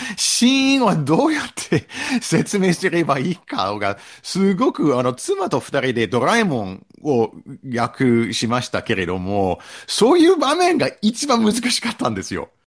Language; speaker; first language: Japanese; non-native, fluent; English